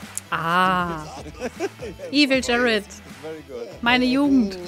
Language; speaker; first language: German; native; German